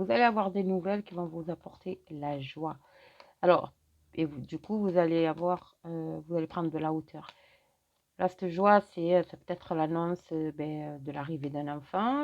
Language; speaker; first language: French; native; French